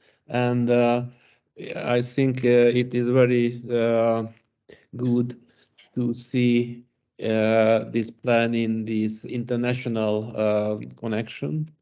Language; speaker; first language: English; non-native, learner; Hungarian